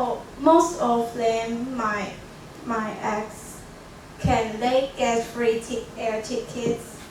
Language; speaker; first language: English; non-native, learner; Chinese